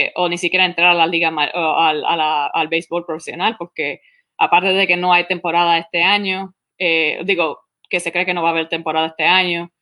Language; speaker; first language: Spanish; early bilingual, heritage; Spanish